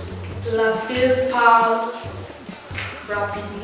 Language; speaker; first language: French; non-native, learner; Yoruba